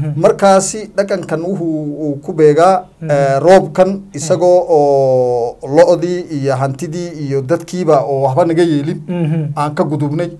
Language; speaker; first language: Somali; non-native, local second language; Oromo